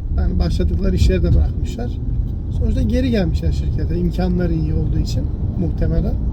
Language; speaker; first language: Turkish; early bilingual, heritage; Turkish